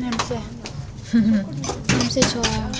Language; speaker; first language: Korean; non-native, learner; Filipino